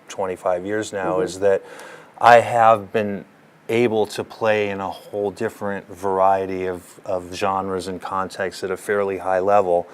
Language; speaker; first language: English; early bilingual, other home language; German